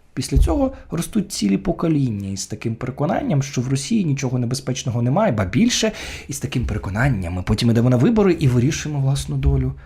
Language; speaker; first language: Ukrainian; non-native, local second language; Russian